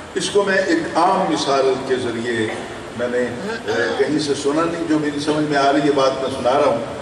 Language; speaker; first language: Urdu; non-native, local second language; Saraiki